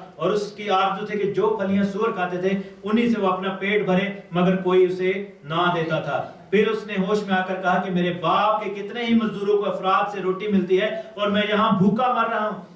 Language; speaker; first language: Urdu; non-native, local second language; Pashto